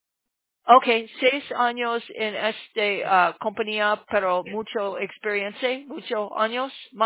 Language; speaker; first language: Spanish; non-native, learner; English